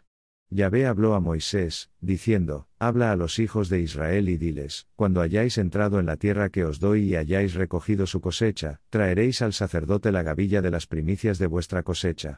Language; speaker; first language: Spanish; native; Spanish